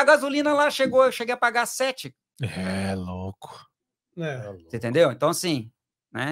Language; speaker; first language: Portuguese; native; Portuguese